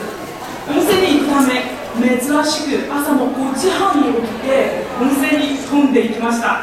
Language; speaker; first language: Japanese; non-native, fluent; Chinese